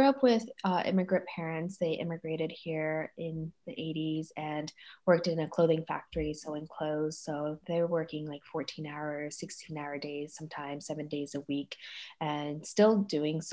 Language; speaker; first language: English; native; English